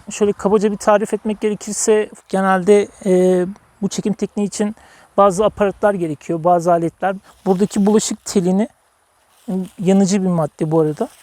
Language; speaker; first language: Turkish; native; Turkish